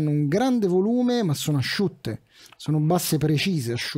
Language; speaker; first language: Italian; native; Italian